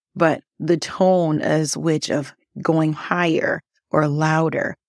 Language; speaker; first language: English; early bilingual, other home language; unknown